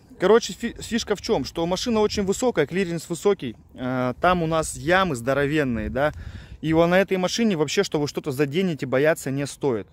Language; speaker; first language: Russian; native; Russian